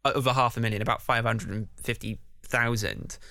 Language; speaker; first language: English; native; English